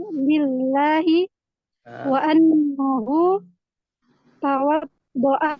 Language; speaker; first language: Arabic; non-native, learner; Indonesian